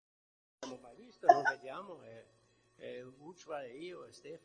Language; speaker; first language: Italian; non-native, fluent; German